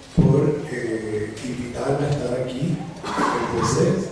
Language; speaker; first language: Portuguese; non-native, learner; Spanish